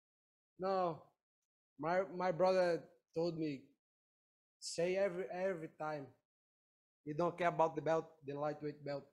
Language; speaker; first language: English; non-native, learner; Portuguese